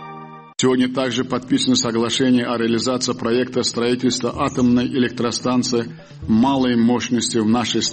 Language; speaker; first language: Russian; non-native, local second language; Uzbek